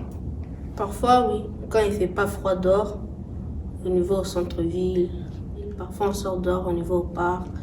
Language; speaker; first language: French; non-native, learner; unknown